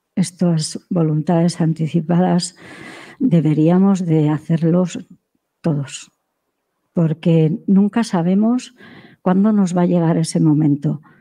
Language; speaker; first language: Spanish; native; Spanish